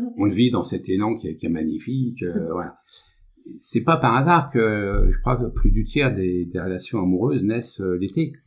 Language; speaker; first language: French; native; French